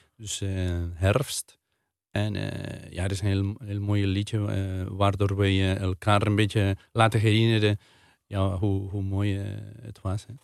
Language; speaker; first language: Dutch; non-native, fluent; Spanish